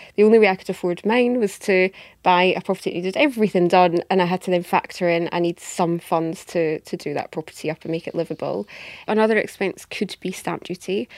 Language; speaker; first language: English; native; English